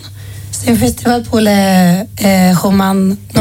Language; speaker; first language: French; non-native, learner; Swedish